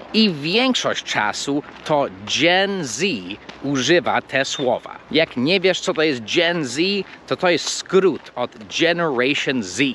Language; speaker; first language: Polish; non-native, fluent; English